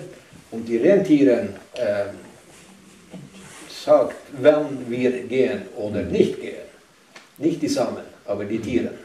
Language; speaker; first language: German; non-native, learner; Northern Sami